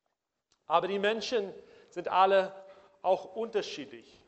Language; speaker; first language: German; non-native, fluent; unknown